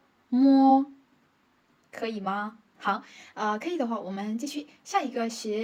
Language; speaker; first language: Chinese; non-native, fluent; Burmese